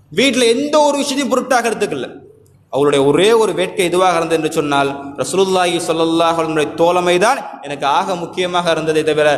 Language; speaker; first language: Tamil; native; Tamil